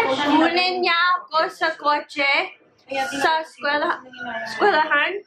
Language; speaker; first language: Filipino; early bilingual, heritage; English